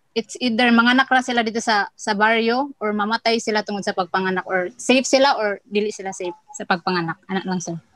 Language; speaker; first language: Cebuano; non-native, local second language; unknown